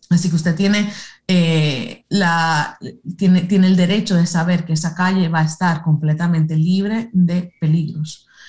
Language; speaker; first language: Spanish; early bilingual, heritage; Spanish